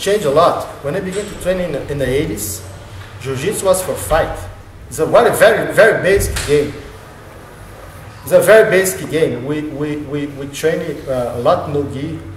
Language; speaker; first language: English; non-native, learner; Portuguese